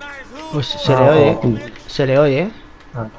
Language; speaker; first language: Spanish; native; Spanish